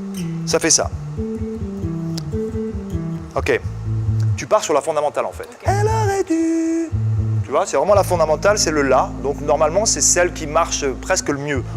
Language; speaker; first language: French; native; French